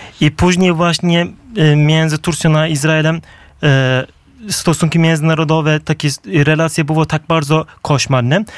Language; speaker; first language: Polish; non-native, fluent; Turkish